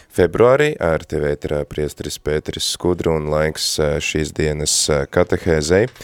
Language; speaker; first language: Latvian; native; Latvian